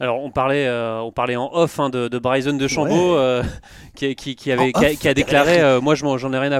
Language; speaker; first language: French; native; French